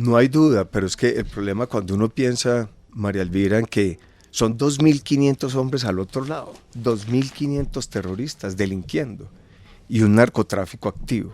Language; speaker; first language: Spanish; native; Spanish